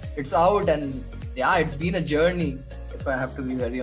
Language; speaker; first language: English; non-native, local second language; Hindi